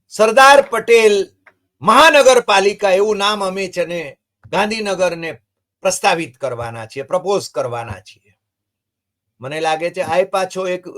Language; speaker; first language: Gujarati; native; Gujarati